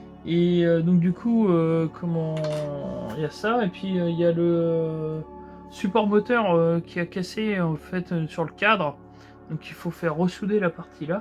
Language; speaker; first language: French; native; French